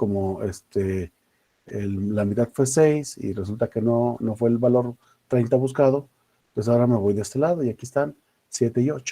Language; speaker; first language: Spanish; native; Spanish